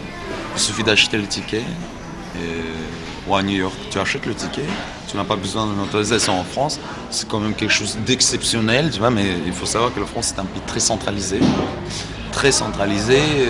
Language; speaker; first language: French; non-native, fluent; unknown